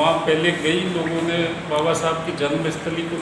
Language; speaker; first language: Hindi; native; Hindi